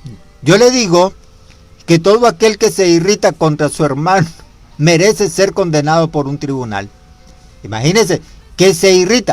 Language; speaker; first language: Spanish; native; Spanish